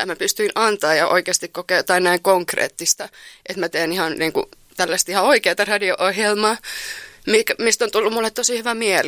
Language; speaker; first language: Finnish; native; Finnish